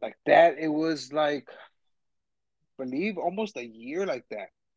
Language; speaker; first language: English; early bilingual, other home language; Spanish